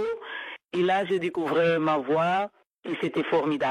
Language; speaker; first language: French; non-native, fluent; Portuguese